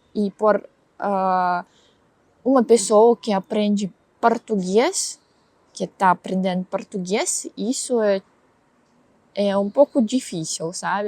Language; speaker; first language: Portuguese; non-native, learner; Russian